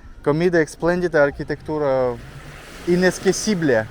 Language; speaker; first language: Portuguese; non-native, learner; Russian